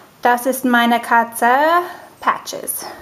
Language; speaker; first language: German; non-native, learner; English